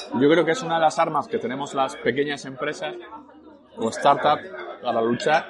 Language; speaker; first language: Spanish; early bilingual, other home language; French